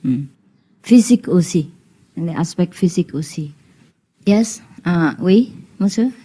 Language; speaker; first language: French; non-native, learner; Vietnamese